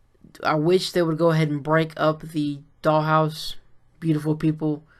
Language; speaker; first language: English; native; English